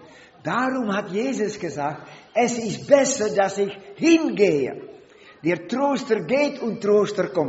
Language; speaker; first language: German; non-native, learner; Dutch